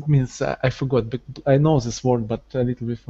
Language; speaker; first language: English; non-native, learner; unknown